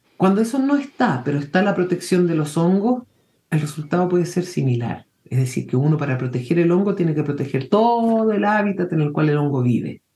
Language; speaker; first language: Spanish; early bilingual, heritage; Spanish